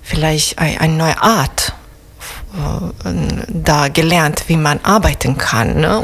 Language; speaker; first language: German; non-native, fluent; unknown